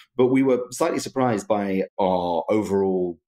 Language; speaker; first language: English; native; English